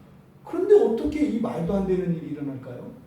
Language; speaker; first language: Korean; native; Korean